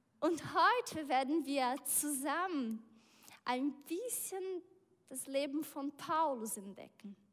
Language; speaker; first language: German; non-native, learner; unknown